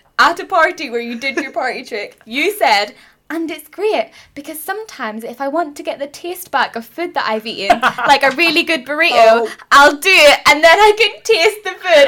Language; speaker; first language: English; native; English